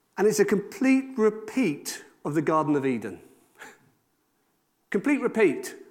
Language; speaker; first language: English; native; English